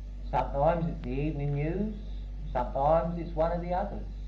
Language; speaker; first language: English; native; English